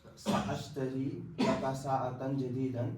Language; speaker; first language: Arabic; non-native, learner; Urdu